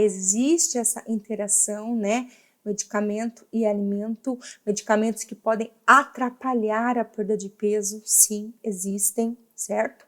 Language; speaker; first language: Portuguese; native; Portuguese